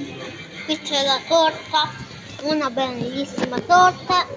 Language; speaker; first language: Italian; non-native, learner; Filipino